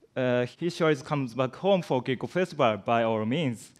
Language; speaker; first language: English; non-native, learner; Japanese